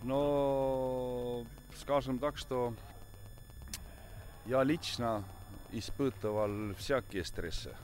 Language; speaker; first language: Russian; non-native, fluent; Estonian